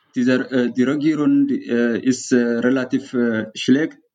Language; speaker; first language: German; non-native, fluent; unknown